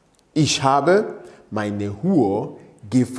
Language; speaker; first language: German; non-native, fluent; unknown